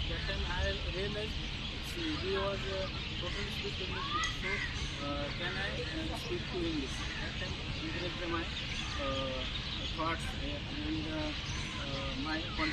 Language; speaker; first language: English; non-native, learner; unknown